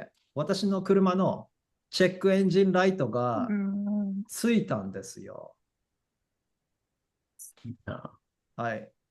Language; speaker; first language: Japanese; non-native, fluent; English